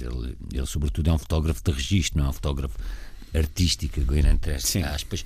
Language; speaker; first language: Portuguese; native; Portuguese